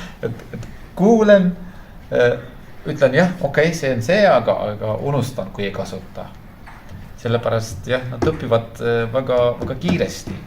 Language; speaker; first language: Estonian; non-native, fluent; Turkish